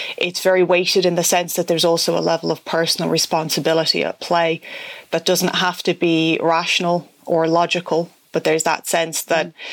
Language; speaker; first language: English; native; English